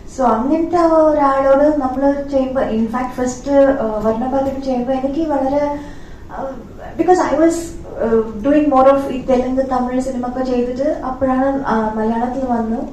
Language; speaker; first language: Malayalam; non-native, fluent; Tamil